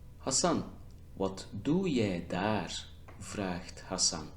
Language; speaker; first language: Dutch; non-native, fluent; Turkish